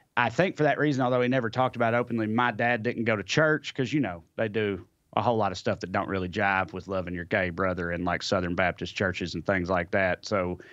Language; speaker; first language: English; native; English